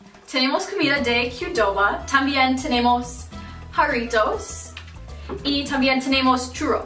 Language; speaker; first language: Spanish; non-native, learner; English